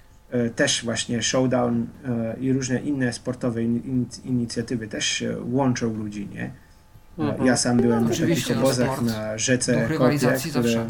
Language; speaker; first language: Polish; non-native, fluent; Slovenian